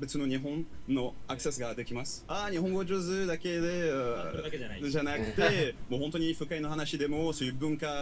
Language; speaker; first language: Japanese; non-native, learner; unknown